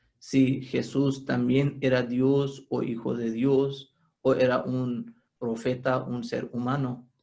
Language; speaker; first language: Spanish; non-native, fluent; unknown